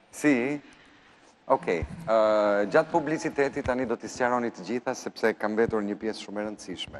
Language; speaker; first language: Albanian; native; Albanian